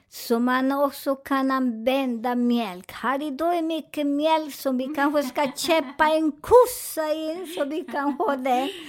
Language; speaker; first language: Swedish; non-native, fluent; Spanish